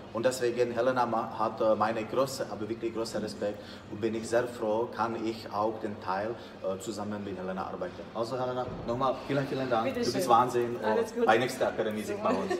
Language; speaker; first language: German; non-native, learner; Czech